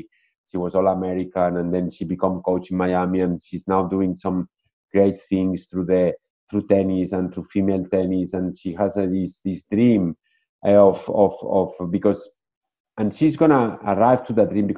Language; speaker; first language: English; non-native, fluent; Spanish